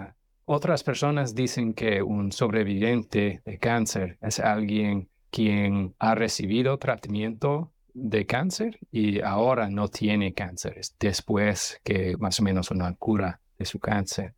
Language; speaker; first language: Spanish; non-native, fluent; English